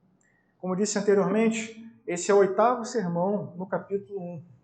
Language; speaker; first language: Portuguese; native; Portuguese